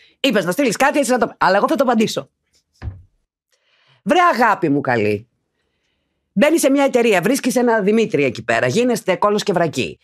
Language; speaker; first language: Greek; native; Greek